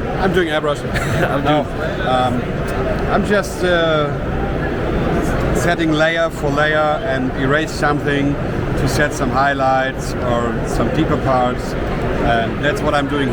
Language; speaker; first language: English; non-native, fluent; German